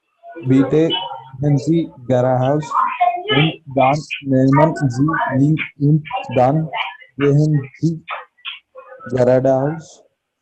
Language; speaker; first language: German; non-native, learner; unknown